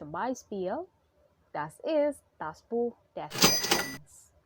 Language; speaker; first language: German; non-native, fluent; Indonesian